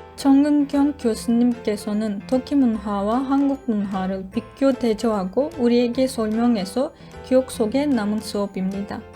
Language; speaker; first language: Korean; non-native, learner; Turkish